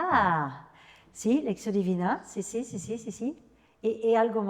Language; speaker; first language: Spanish; non-native, fluent; French